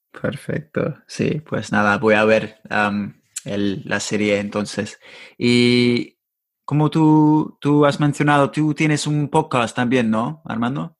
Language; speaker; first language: Spanish; non-native, fluent; English